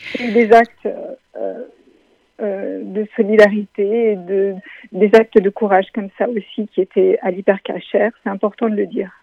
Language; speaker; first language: French; native; French